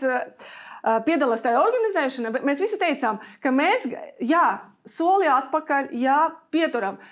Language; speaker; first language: Latvian; non-native, local second language; Russian